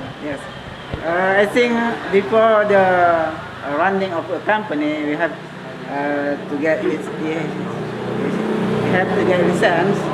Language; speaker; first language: English; non-native, learner; Indonesian